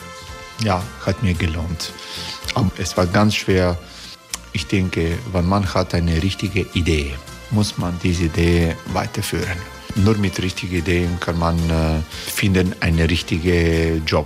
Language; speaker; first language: German; non-native, learner; Croatian